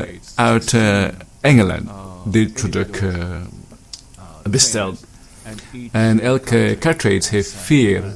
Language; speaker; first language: Dutch; non-native, learner; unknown